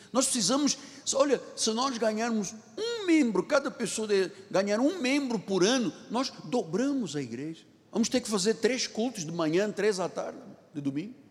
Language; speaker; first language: Portuguese; non-native, local second language; Tsonga